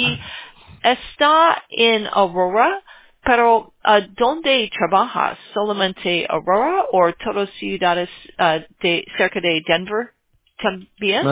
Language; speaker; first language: Spanish; non-native, learner; English